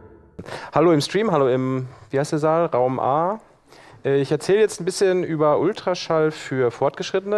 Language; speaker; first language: German; native; German